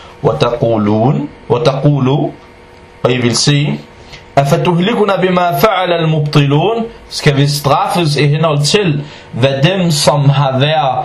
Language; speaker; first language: Danish; non-native, fluent; Arabic